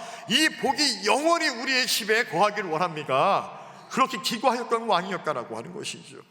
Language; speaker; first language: Korean; native; Korean